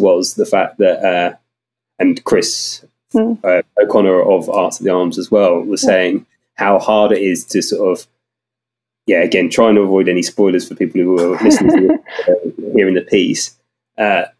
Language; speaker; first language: English; native; English